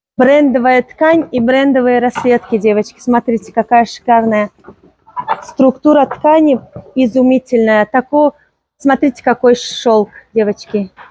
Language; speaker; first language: Russian; non-native, local second language; Tajik